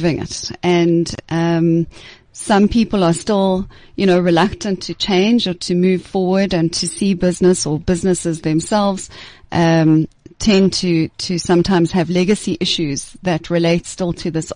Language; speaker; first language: English; native; English